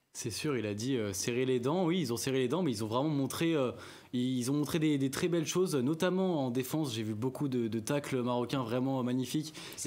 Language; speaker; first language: French; native; French